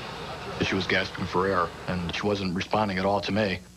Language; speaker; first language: English; native; English